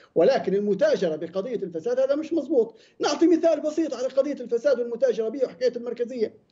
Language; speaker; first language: Arabic; native; Arabic